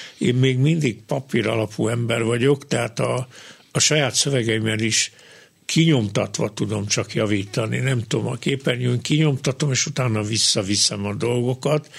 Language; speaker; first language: Hungarian; native; Hungarian